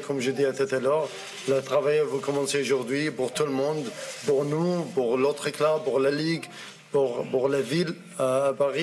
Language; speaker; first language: French; non-native, learner; Arabic